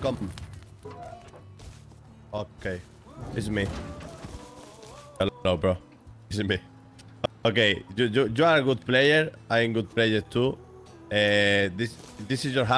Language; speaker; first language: English; non-native, learner; Spanish